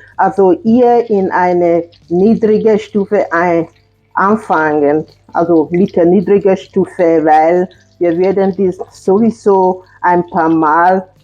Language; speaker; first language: German; non-native, fluent; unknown